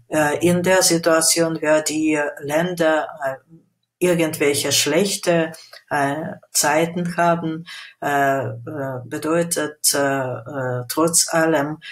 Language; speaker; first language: German; non-native, fluent; Russian